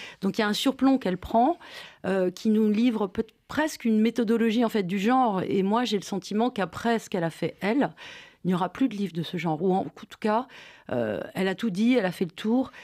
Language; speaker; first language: French; native; French